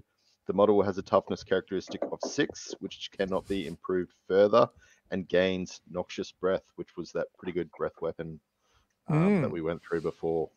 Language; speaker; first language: English; native; English